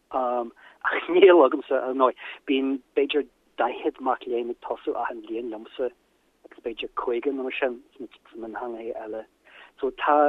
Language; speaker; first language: Irish; non-native, learner; German